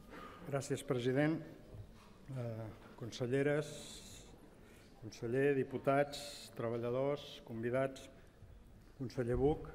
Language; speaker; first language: Catalan; native; Catalan